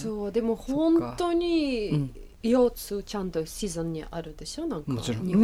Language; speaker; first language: Japanese; non-native, learner; Russian